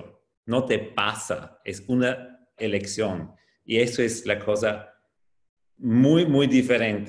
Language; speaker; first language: Spanish; non-native, fluent; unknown